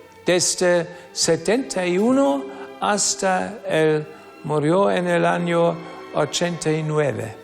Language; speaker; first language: Spanish; non-native, learner; German